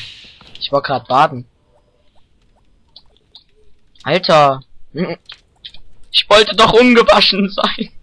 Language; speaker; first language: German; native; German